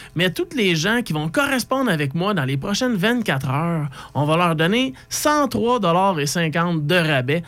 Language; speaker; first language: French; native; French